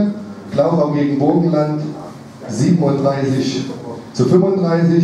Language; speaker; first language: German; native; German